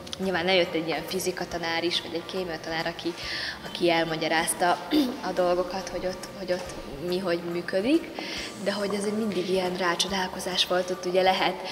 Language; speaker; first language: Hungarian; early bilingual, other home language; Vietnamese